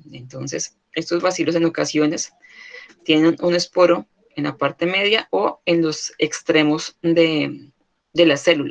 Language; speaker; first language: Spanish; native; Spanish